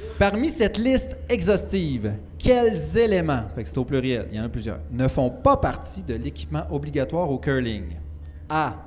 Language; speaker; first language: French; native; French